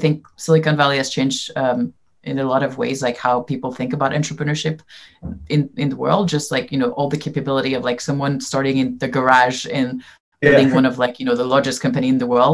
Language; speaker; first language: English; non-native, fluent; French